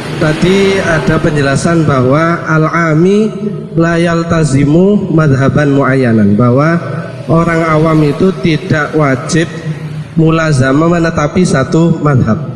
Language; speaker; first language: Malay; non-native, local second language; Javanese